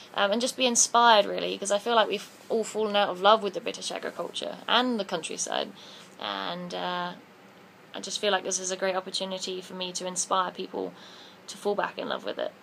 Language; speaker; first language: English; native; English